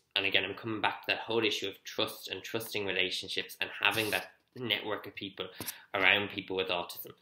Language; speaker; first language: English; native; English